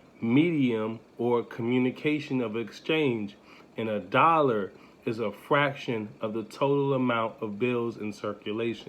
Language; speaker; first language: English; native; English